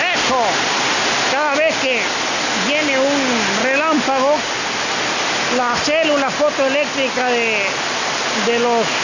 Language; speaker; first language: Spanish; native; Spanish